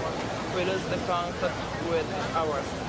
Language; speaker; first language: English; non-native, learner; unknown